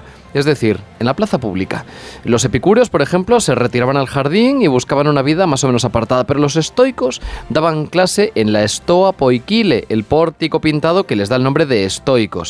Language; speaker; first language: Spanish; native; Spanish